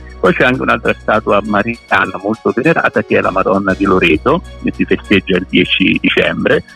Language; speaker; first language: Italian; native; Italian